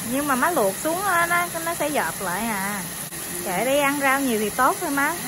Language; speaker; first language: Vietnamese; native; Vietnamese